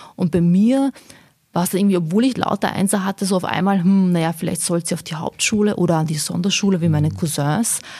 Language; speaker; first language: German; early bilingual, other home language; Bosnian